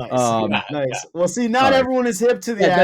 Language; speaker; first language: English; native; English